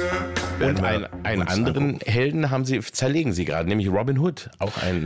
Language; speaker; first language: German; native; German